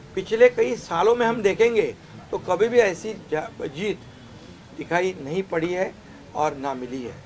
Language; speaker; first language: Hindi; non-native, local second language; Marathi